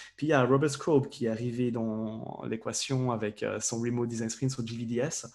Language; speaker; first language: French; native; French